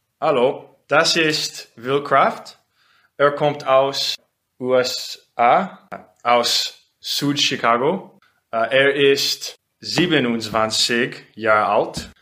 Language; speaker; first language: German; non-native, learner; English